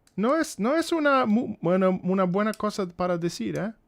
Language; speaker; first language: Spanish; non-native, learner; English